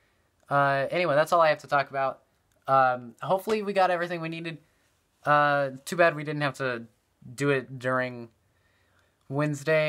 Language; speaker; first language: English; native; English